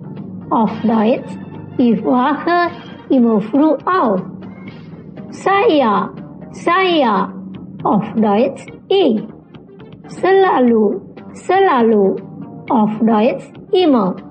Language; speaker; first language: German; non-native, fluent; Indonesian